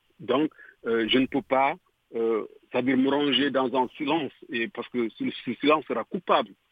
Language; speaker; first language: French; non-native, local second language; Fula